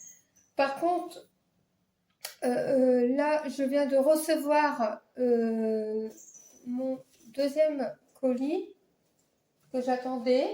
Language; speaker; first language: French; native; French